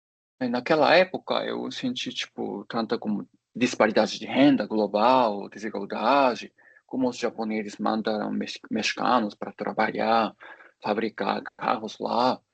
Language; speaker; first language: Portuguese; non-native, fluent; Japanese